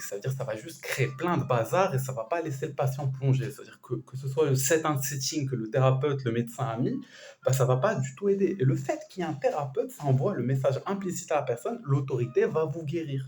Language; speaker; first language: French; native; French